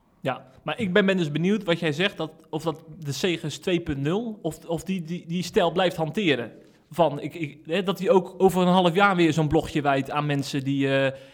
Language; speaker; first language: Dutch; native; Dutch